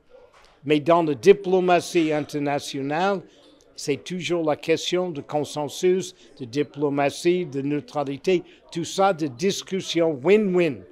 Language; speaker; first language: French; non-native, fluent; English